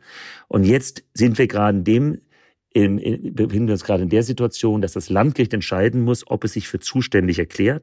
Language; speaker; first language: German; native; German